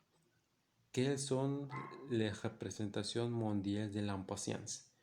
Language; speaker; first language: French; non-native, learner; Spanish